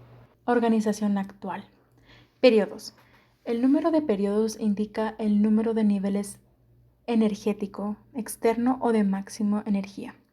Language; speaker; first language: Spanish; native; Spanish